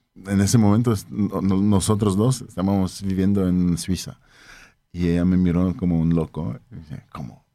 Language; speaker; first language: Spanish; non-native, fluent; Polish